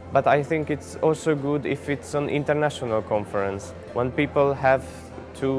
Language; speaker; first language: English; non-native, fluent; Hungarian